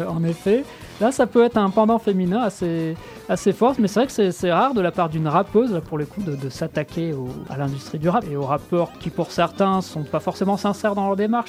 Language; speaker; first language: French; native; French